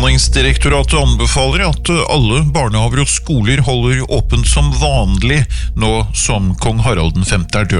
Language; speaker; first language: Norwegian; native; Norwegian